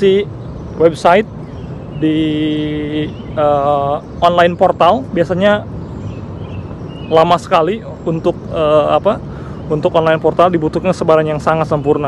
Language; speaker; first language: Indonesian; non-native, local second language; Sundanese